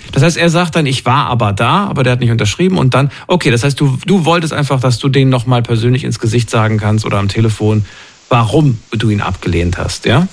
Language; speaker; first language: German; native; German